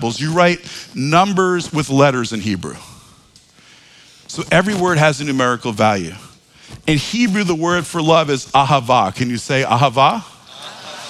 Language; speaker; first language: English; native; English